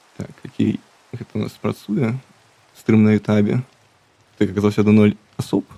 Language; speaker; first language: Belarusian; non-native, local second language; Russian